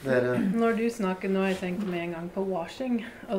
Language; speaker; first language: Norwegian; non-native, fluent; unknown